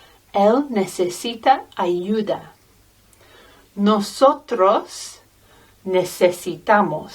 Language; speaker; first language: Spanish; non-native, fluent; English